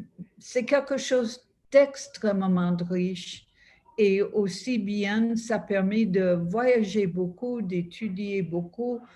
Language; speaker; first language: French; non-native, fluent; English